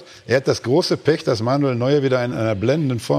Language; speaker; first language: German; native; German